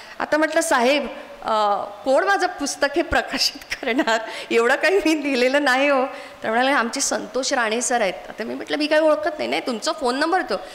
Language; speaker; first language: Marathi; non-native, local second language; Konkani